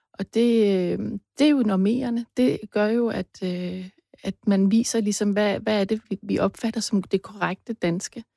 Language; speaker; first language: Danish; native; Danish